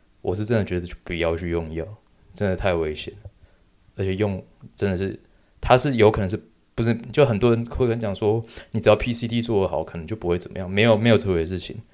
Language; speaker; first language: Chinese; native; Chinese